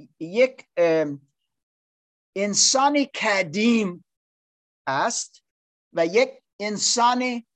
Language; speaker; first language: Persian; non-native, learner; English